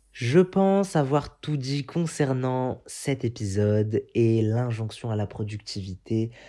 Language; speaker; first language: French; non-native, local second language; Arabic